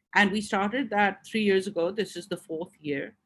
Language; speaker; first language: English; non-native, local second language; Urdu